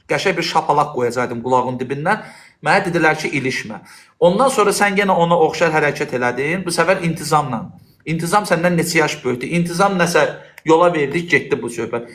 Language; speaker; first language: Azerbaijani; non-native, local second language; Lezghian